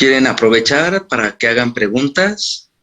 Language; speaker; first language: Spanish; native; Spanish